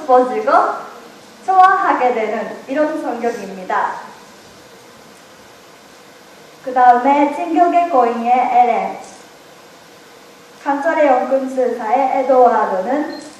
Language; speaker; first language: Korean; non-native, learner; Japanese